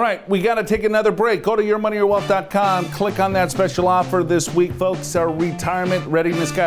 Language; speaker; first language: English; native; English